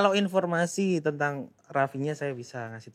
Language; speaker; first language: Indonesian; native; Indonesian